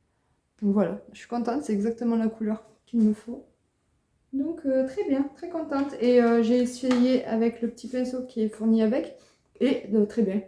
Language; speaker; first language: French; native; French